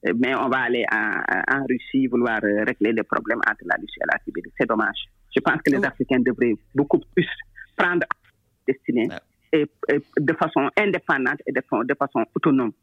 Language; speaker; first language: French; non-native, local second language; Wolof